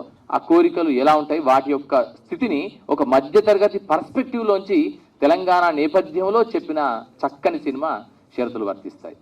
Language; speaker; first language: Telugu; native; Telugu